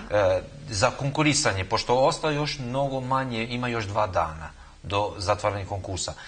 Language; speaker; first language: Serbian; non-native, local second language; Albanian